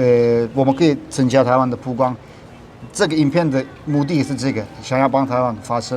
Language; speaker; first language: Chinese; non-native, fluent; Turkish